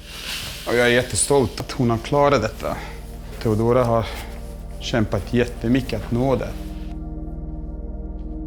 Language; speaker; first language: Swedish; non-native, fluent; Bosnian